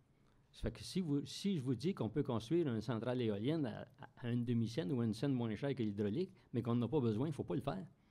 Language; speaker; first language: French; native; French